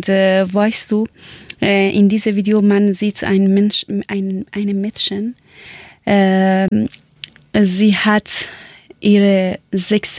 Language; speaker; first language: German; non-native, learner; Persian